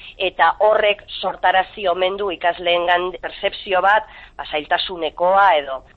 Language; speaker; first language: Basque; native; Basque